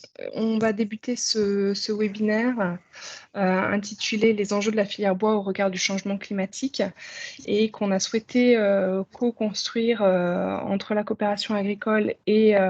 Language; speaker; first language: French; native; French